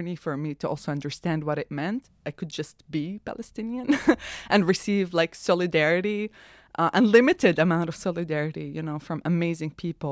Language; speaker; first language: English; non-native, fluent; Arabic